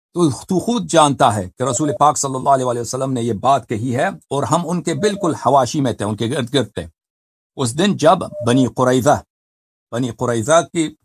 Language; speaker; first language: Urdu; non-native, fluent; Persian